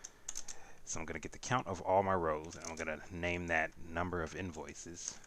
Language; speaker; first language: English; native; English